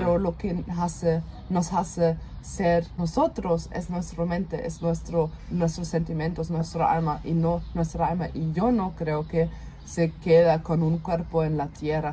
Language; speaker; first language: Spanish; non-native, fluent; German